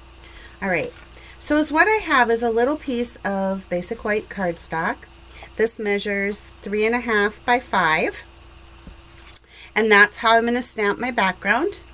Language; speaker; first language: English; native; English